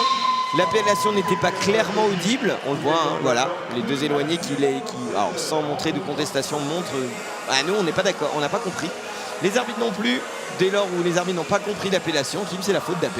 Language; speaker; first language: French; native; French